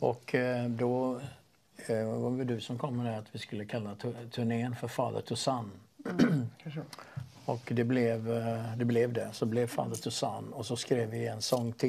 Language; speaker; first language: Swedish; native; Swedish